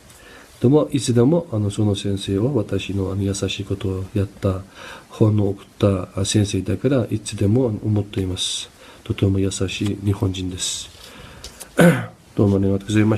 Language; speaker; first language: Japanese; non-native, fluent; Uyghur